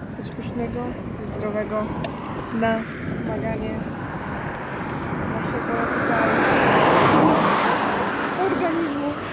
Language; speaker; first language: Polish; native; Polish